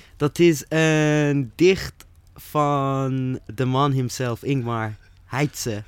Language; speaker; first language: Dutch; non-native, fluent; Persian